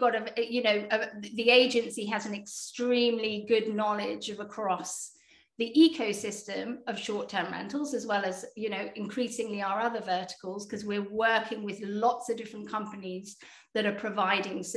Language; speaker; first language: English; native; English